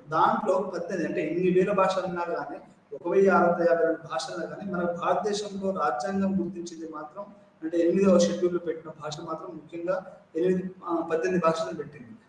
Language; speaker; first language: Telugu; non-native, local second language; Urdu